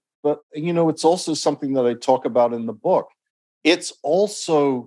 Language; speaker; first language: English; native; English